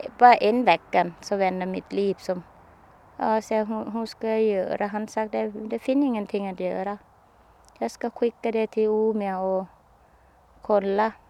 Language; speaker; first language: Swedish; non-native, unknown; Thai